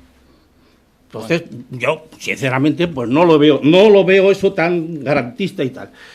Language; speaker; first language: Spanish; native; Spanish